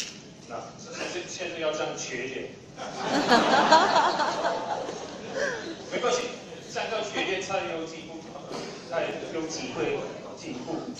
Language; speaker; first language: Chinese; non-native, fluent; English